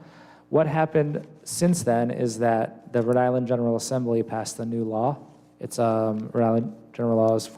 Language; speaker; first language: English; native; English